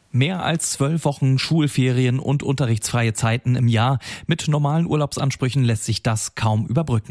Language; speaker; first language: German; native; German